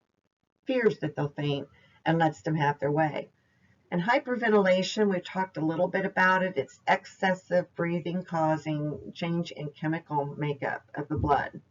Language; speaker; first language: English; native; English